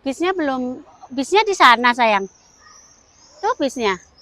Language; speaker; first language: Indonesian; native; Indonesian